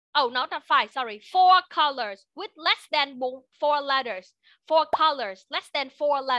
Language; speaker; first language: English; non-native, fluent; Vietnamese